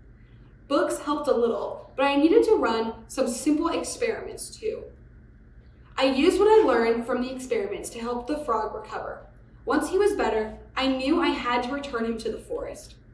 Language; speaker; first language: English; native; English